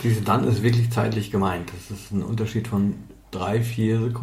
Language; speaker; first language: German; native; German